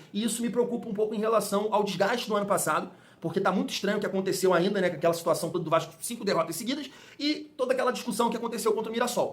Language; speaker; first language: Portuguese; native; Portuguese